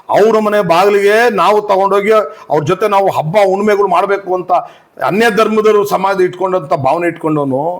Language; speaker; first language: Kannada; non-native, local second language; Urdu